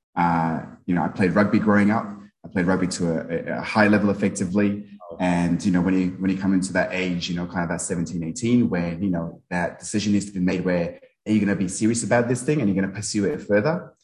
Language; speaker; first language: English; early bilingual, other home language; Nepali